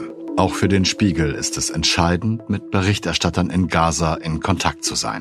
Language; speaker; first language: German; native; German